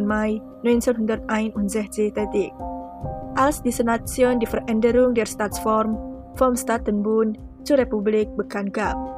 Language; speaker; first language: German; non-native, fluent; Indonesian